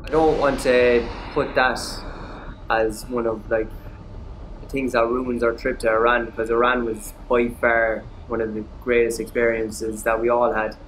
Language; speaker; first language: English; native; English